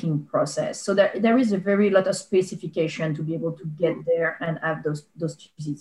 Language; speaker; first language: English; non-native, fluent; French